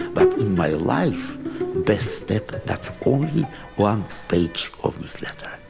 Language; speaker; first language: English; non-native, learner; Russian